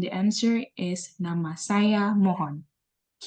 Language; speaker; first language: English; non-native, learner; Indonesian